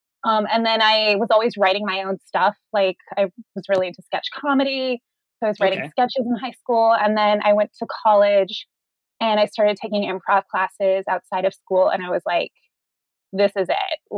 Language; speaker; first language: English; native; English